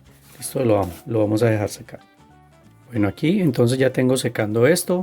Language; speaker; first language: Spanish; native; Spanish